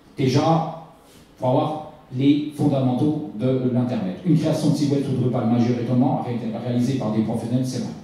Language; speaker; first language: French; native; French